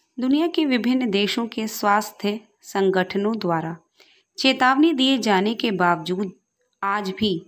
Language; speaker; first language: Hindi; native; Hindi